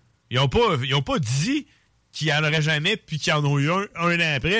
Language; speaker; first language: French; native; French